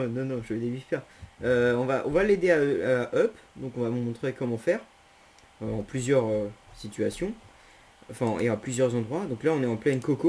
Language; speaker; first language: French; native; French